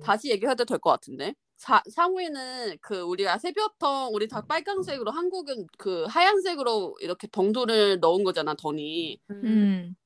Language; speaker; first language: Korean; non-native, fluent; Chinese